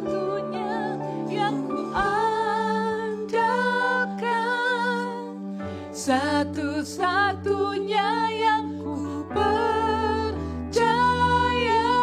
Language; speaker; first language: Indonesian; native; Indonesian